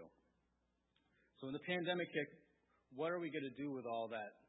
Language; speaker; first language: English; native; English